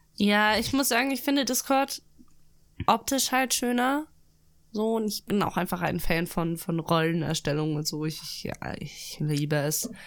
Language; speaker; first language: German; early bilingual, other home language; Russian